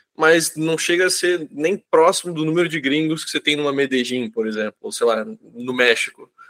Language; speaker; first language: Portuguese; native; Portuguese